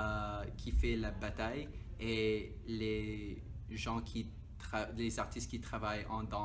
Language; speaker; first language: French; non-native, local second language; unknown